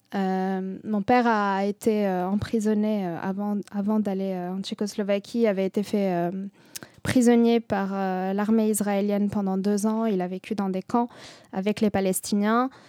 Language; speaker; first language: French; non-native, local second language; Arabic